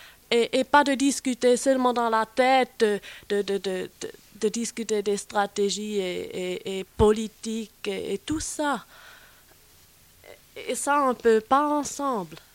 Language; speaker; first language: French; non-native, fluent; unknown